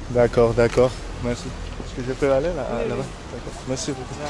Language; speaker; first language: French; non-native, learner; Spanish